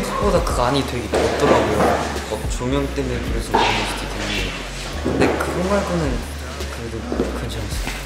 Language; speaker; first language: Korean; early bilingual, heritage; English